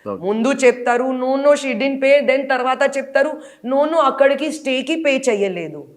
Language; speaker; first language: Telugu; non-native, local second language; Hindi